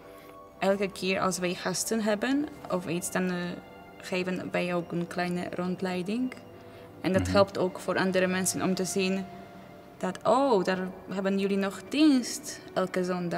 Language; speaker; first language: Dutch; non-native, learner; Polish